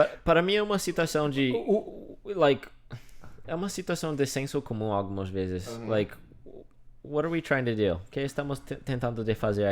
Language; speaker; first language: Portuguese; non-native, fluent; English